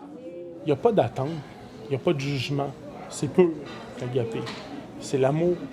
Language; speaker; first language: French; native; French